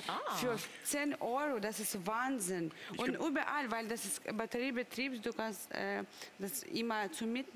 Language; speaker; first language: German; non-native, learner; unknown